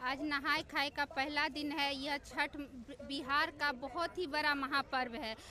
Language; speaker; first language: Hindi; native; Hindi